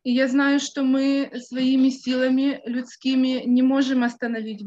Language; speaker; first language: Ukrainian; non-native, local second language; Russian